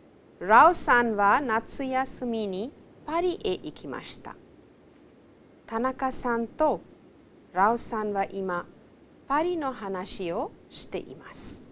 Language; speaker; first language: Japanese; non-native, fluent; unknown